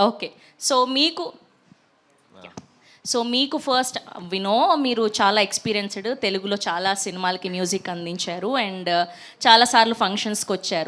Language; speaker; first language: Telugu; native; Telugu